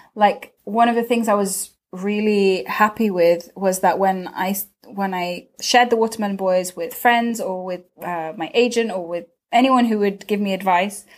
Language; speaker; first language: English; native; English